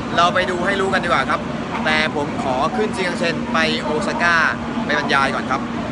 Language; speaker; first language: Thai; non-native, fluent; Japanese